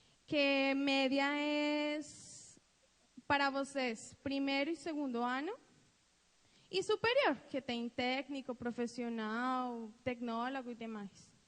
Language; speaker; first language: Portuguese; non-native, fluent; Spanish